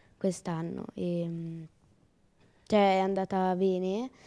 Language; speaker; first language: Italian; native; Italian